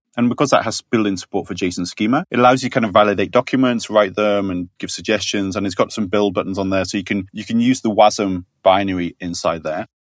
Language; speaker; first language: English; native; English